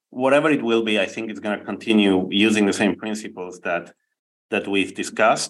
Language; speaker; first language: English; non-native, fluent; Spanish